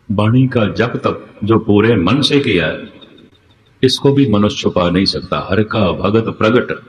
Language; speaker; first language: Urdu; non-native, local second language; Punjabi